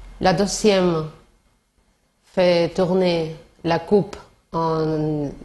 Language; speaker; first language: French; non-native, learner; Spanish